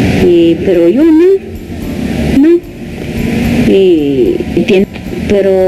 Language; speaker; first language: Spanish; non-native, local second language; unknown